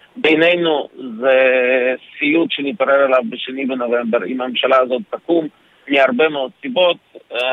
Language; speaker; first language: Hebrew; early bilingual, other home language; Ukrainian